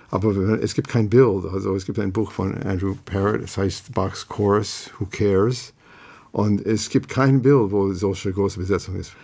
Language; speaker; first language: German; non-native, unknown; English